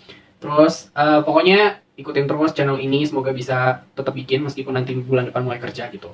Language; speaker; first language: Indonesian; native; Indonesian